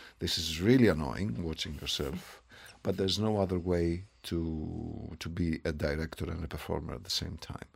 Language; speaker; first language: English; non-native, fluent; Greek